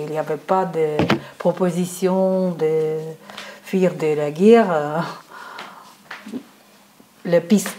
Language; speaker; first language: French; non-native, fluent; Ukrainian